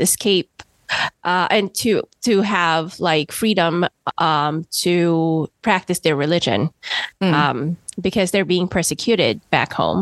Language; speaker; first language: English; non-native, local second language; Filipino